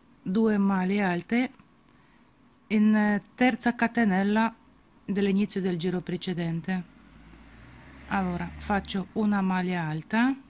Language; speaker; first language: Italian; non-native, fluent; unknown